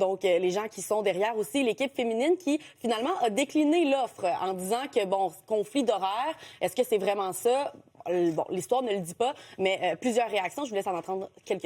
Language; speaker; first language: French; native; French